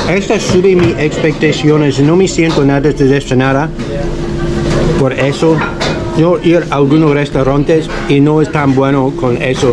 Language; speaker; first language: Spanish; non-native, learner; English